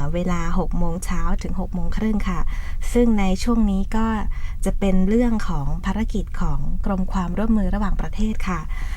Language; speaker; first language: Thai; native; Thai